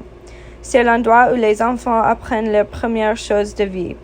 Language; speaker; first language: French; non-native, fluent; English